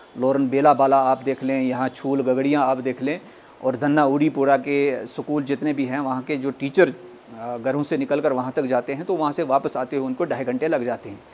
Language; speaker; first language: Hindi; non-native, local second language; Punjabi